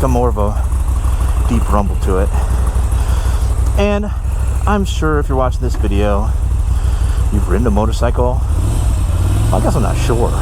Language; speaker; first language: English; native; English